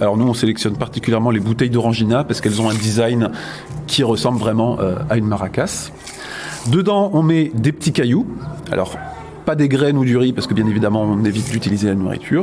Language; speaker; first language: French; native; French